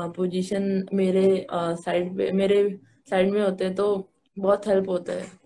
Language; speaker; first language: Hindi; native; Hindi